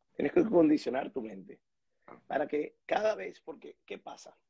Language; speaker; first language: Spanish; native; Spanish